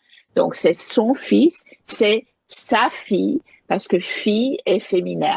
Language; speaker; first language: French; native; French